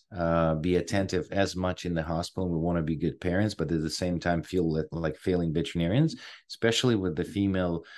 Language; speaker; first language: English; non-native, fluent; Ukrainian